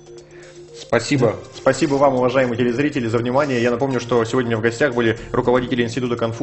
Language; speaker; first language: Russian; native; Russian